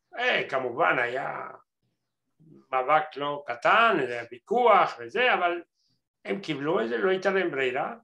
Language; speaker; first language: Hebrew; non-native, fluent; Spanish